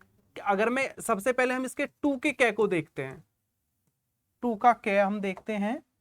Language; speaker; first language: Hindi; native; Hindi